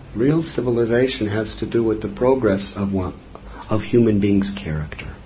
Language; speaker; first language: English; native; English